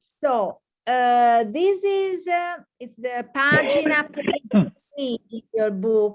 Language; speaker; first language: English; non-native, fluent; Italian